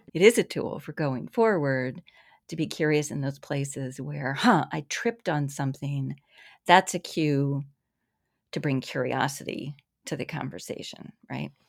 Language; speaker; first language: English; native; English